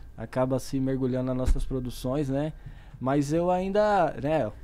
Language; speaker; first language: Portuguese; native; Portuguese